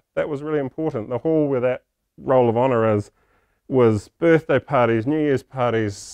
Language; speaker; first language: English; native; English